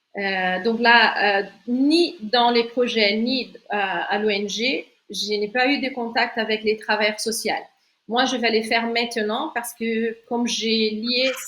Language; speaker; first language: French; non-native, fluent; Portuguese